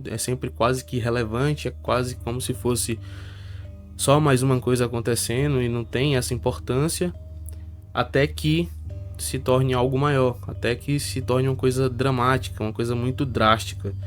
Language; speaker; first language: Portuguese; native; Portuguese